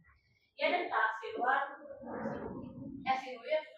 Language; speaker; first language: German; non-native, learner; Indonesian